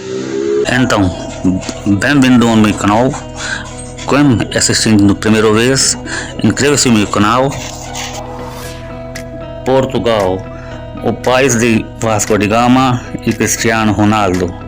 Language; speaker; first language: Portuguese; non-native, learner; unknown